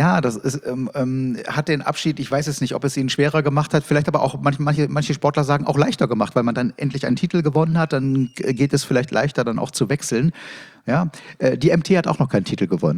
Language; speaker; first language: German; native; German